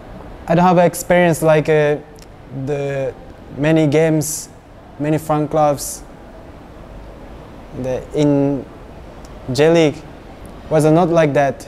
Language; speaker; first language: English; non-native, learner; Japanese